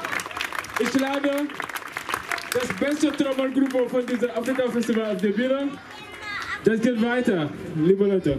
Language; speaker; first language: German; non-native, fluent; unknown